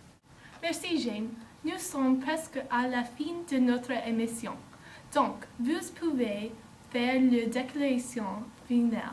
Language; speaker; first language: French; non-native, learner; English